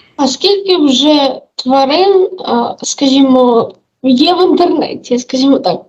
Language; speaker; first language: Ukrainian; native; Ukrainian